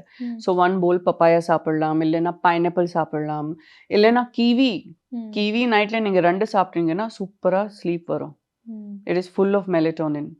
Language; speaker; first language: Tamil; non-native, fluent; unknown